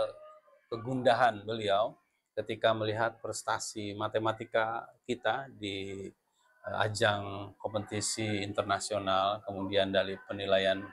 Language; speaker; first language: Indonesian; native; Indonesian